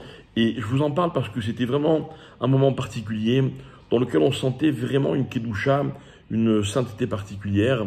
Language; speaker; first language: French; native; French